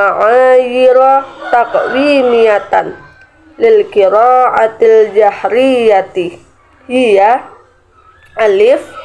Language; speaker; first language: Arabic; non-native, learner; Indonesian